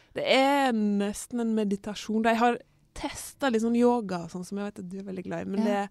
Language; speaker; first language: Norwegian; native; Norwegian